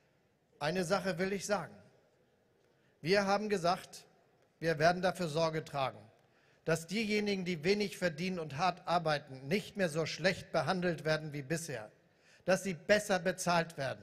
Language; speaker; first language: German; native; German